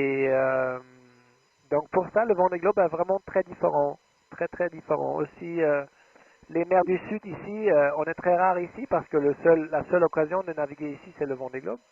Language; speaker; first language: French; non-native, fluent; German